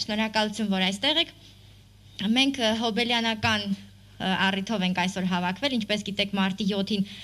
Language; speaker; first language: Armenian; native; Armenian